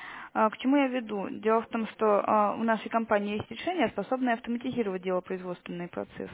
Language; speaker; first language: Russian; native; Russian